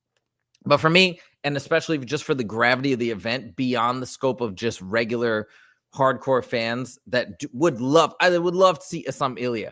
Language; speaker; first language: English; native; English